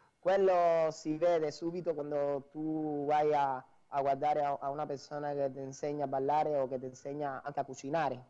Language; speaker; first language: Italian; non-native, fluent; Spanish